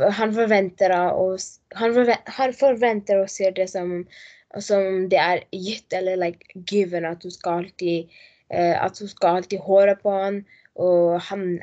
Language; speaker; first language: Norwegian; non-native, learner; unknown